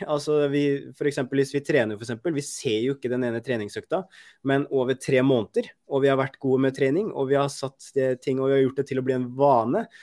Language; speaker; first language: Norwegian; native; Norwegian